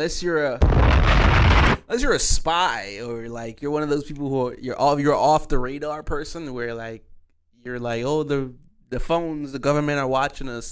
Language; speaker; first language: English; native; English